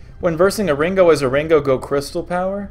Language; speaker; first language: English; native; English